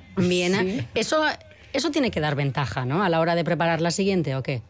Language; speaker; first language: Spanish; native; Spanish